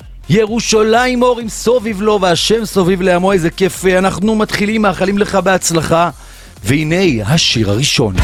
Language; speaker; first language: Hebrew; native; Hebrew